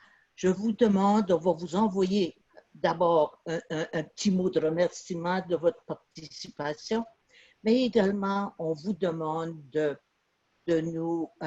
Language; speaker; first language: French; native; French